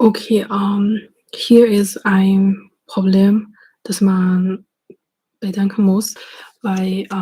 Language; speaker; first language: German; non-native, fluent; Chinese